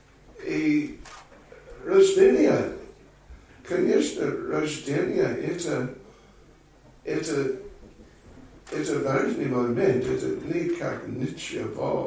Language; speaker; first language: Russian; non-native, learner; English